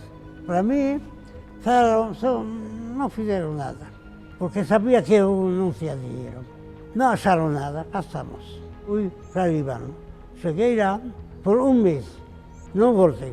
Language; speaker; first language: Portuguese; non-native, fluent; Arabic